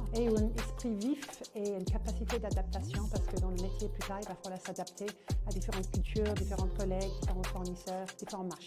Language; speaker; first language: French; non-native, fluent; English